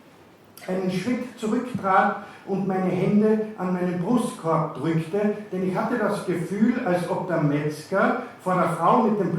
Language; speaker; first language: German; native; German